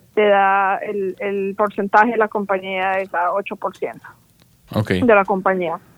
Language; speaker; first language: Spanish; native; Spanish